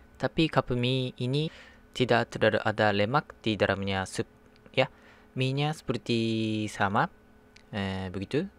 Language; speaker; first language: Indonesian; non-native, learner; Japanese